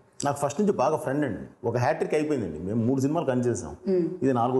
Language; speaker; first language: Telugu; native; Telugu